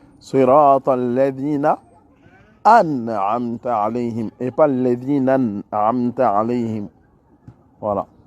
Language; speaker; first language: French; native; French